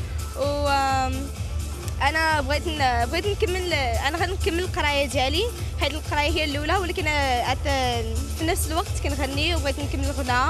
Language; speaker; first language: Arabic; early bilingual, heritage; Arabic